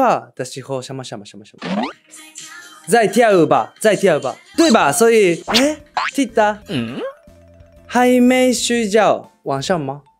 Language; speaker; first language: Chinese; non-native, learner; Japanese